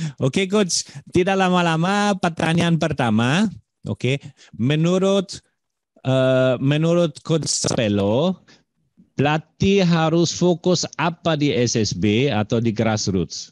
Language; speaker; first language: Indonesian; non-native, fluent; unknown